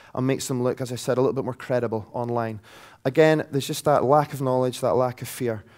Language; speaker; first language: English; native; English